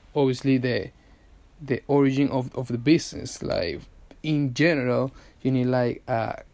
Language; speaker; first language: English; non-native, fluent; Spanish